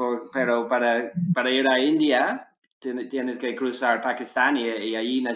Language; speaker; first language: Spanish; non-native, learner; English